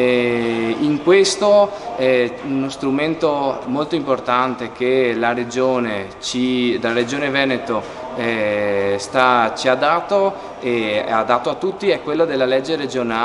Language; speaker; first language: Italian; native; Italian